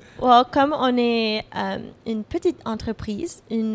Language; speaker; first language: French; non-native, fluent; English